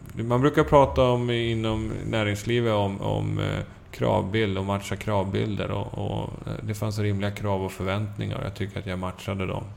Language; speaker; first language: Swedish; native; Swedish